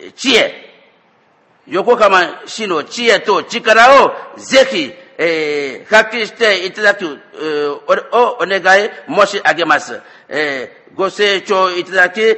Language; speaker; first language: Japanese; non-native, fluent; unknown